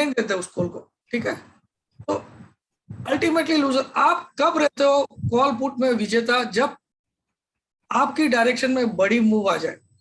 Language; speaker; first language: Hindi; native; Hindi